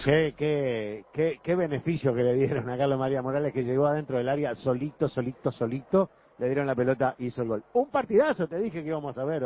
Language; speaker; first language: Spanish; native; Spanish